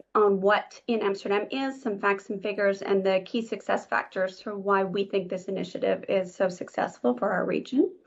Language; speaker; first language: English; native; English